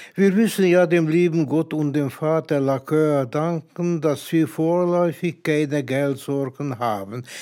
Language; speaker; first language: German; non-native, fluent; Hungarian